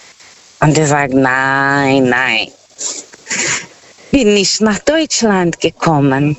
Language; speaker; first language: German; non-native, fluent; Portuguese